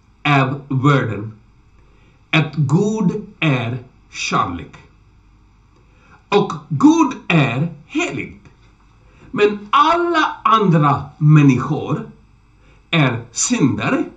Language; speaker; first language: Swedish; non-native, learner; Urdu